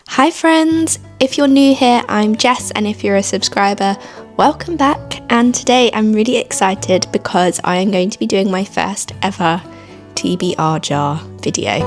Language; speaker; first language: English; native; English